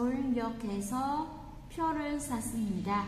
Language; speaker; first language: Korean; non-native, fluent; Vietnamese